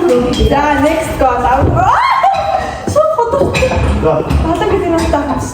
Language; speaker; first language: Mongolian; native; Mongolian